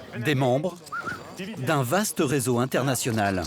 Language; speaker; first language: French; native; French